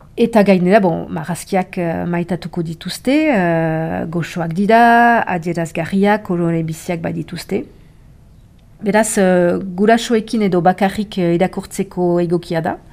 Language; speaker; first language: Basque; native; Basque